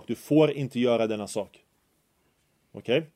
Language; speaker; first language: Swedish; early bilingual, other home language; Arabic